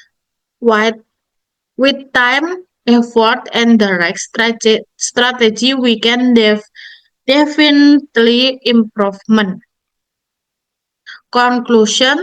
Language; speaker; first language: English; non-native, learner; Indonesian